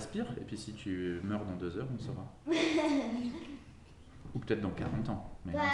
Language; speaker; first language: French; native; French